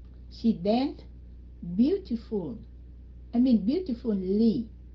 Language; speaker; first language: English; non-native, fluent; Vietnamese